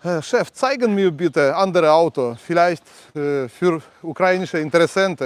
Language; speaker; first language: German; non-native, learner; Ukrainian